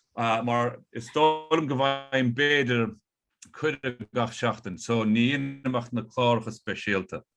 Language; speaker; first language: Irish; native; Irish